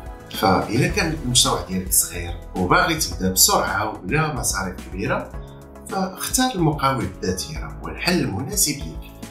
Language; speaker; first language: Arabic; native; Arabic